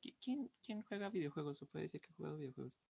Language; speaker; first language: Spanish; native; Spanish